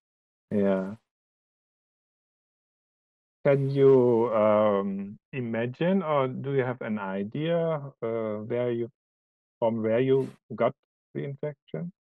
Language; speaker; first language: English; non-native, fluent; German